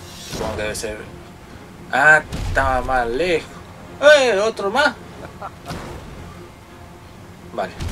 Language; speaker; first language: Spanish; native; Spanish